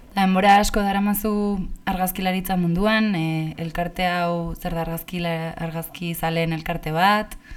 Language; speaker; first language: Basque; native; Basque